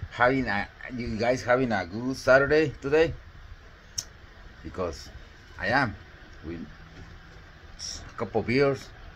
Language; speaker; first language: English; non-native, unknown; Spanish